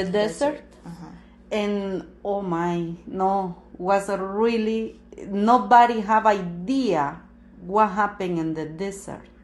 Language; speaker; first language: English; non-native, learner; Spanish